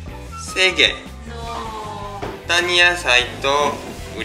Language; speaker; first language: Spanish; non-native, learner; Japanese